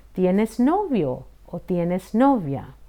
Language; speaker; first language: Spanish; non-native, fluent; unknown